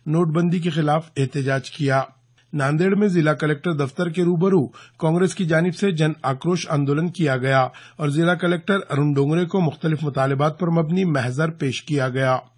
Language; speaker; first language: Urdu; native; Urdu